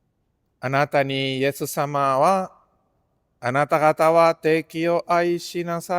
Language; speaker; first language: Japanese; non-native, fluent; Spanish